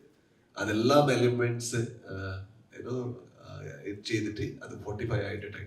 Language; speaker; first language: Malayalam; non-native, learner; Kannada